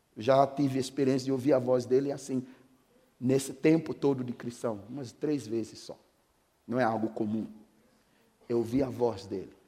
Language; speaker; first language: Portuguese; non-native, fluent; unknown